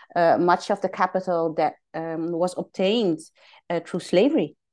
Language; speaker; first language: English; non-native, fluent; Dutch